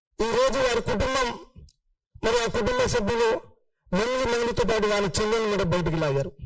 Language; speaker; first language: Telugu; non-native, local second language; Lambadi